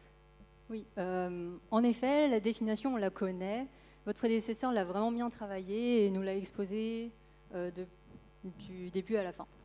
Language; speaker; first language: French; native; French